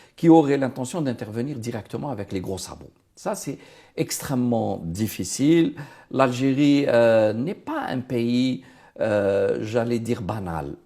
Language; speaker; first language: French; non-native, local second language; Arabic